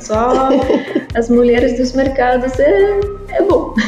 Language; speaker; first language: Portuguese; non-native, learner; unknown